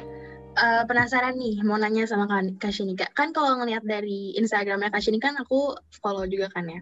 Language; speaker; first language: Indonesian; native; Indonesian